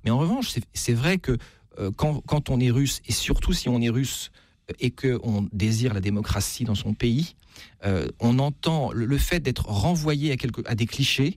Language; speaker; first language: French; native; French